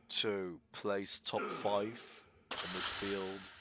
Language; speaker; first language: English; non-native, fluent; German